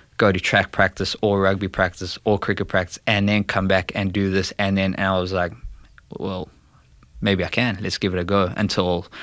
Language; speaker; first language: English; native; English